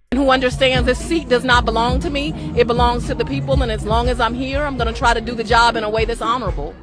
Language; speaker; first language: English; native; English